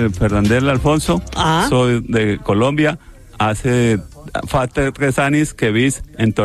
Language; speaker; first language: Catalan; non-native, learner; Spanish